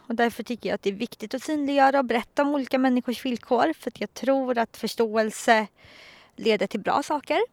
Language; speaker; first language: Swedish; native; Swedish